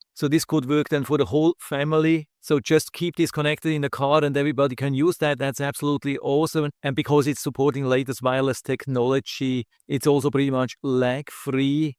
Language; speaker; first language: English; non-native, fluent; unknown